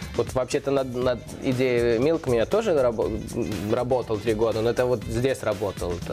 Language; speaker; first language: Russian; early bilingual, heritage; Russian